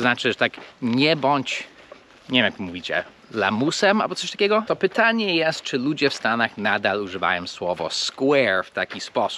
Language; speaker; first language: Polish; non-native, fluent; English